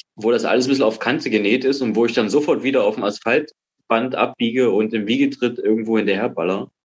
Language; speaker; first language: German; native; German